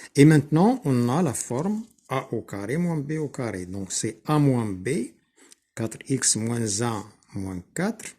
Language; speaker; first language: French; non-native, local second language; Arabic